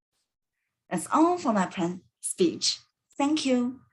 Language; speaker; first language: English; non-native, learner; Chinese